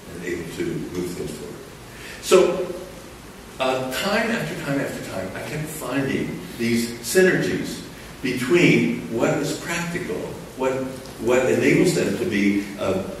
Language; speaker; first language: English; native; English